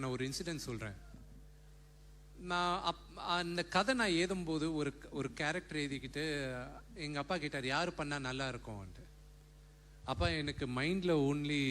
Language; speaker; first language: Tamil; non-native, local second language; Telugu